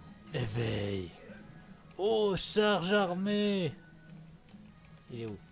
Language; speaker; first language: French; native; French